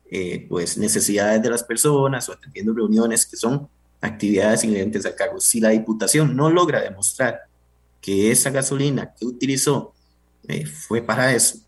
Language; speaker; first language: Spanish; native; Spanish